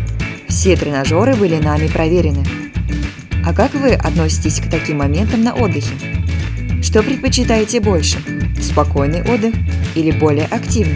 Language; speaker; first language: Russian; native; Russian